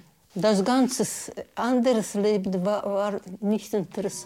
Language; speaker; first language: German; non-native, learner; Russian